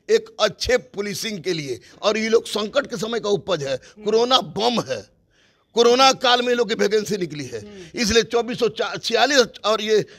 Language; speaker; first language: Hindi; native; Hindi